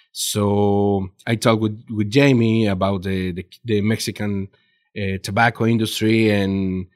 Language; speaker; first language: English; non-native, learner; Spanish